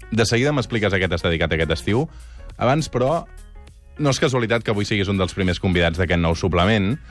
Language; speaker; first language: Catalan; native; Catalan